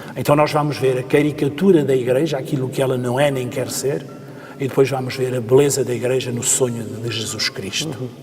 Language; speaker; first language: Portuguese; native; Portuguese